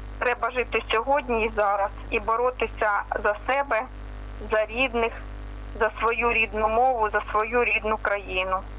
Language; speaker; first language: Ukrainian; non-native, local second language; Russian